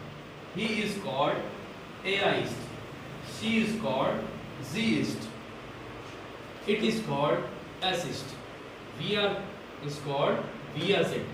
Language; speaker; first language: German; non-native, fluent; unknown